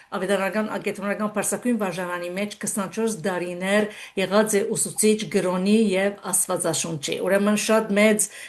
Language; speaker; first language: Armenian; early bilingual, heritage; Armenian